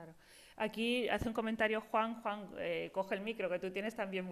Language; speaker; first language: Spanish; native; Spanish